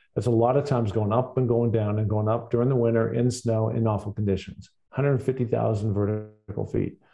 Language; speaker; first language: English; native; English